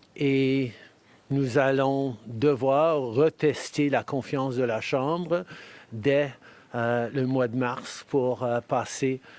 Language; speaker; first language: French; native; French